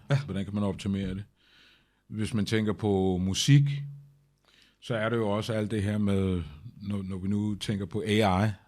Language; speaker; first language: Danish; early bilingual, other home language; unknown